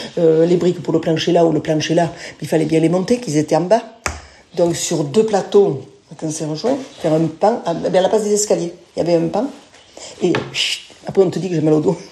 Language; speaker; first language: French; native; French